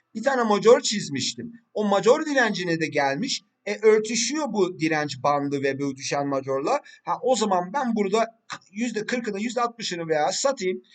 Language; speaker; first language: Turkish; early bilingual, heritage; Turkish